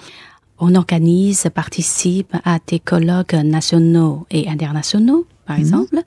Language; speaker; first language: French; non-native, fluent; Chinese